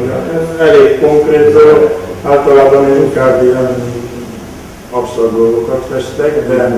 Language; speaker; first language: Hungarian; non-native, local second language; Romanian